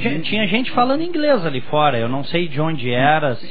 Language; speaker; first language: Portuguese; native; Portuguese